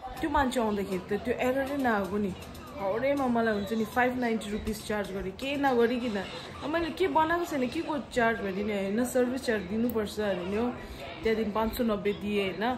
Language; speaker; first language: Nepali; non-native, local second language; Tibetan